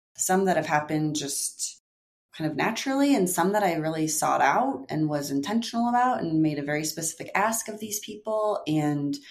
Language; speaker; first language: English; native; English